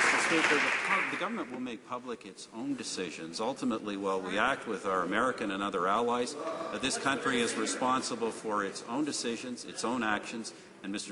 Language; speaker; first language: English; native; English